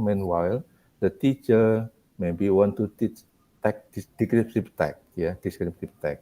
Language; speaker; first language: English; non-native, learner; Indonesian